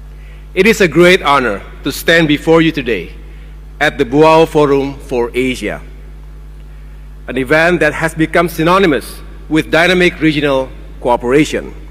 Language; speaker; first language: English; non-native, fluent; Indonesian